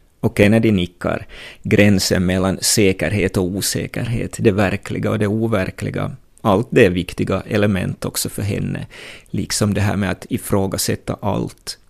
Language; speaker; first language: Swedish; native; Swedish